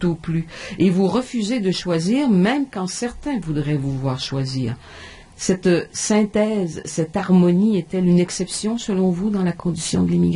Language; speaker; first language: French; native; French